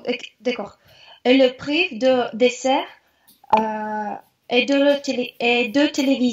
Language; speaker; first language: French; non-native, learner; Russian